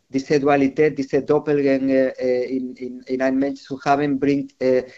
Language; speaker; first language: German; non-native, learner; Spanish